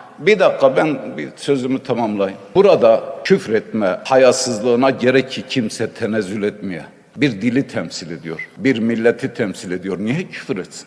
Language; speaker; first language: Turkish; native; Turkish